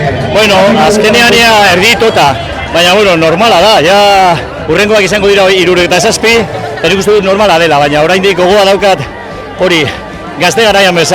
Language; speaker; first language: Basque; non-native, local second language; Spanish